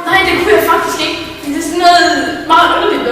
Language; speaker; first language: Danish; native; Danish